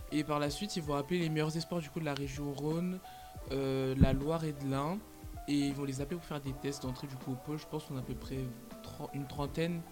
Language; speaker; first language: French; native; French